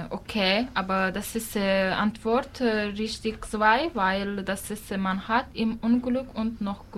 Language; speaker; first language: German; non-native, learner; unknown